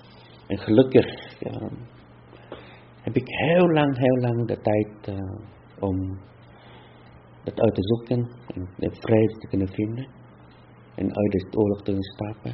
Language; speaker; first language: Dutch; non-native, fluent; Vietnamese